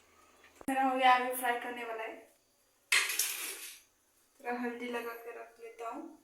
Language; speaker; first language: Hindi; non-native, local second language; Bodo